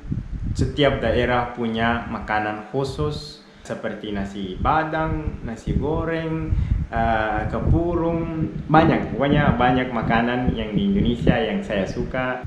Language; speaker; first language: Indonesian; non-native, fluent; Arabic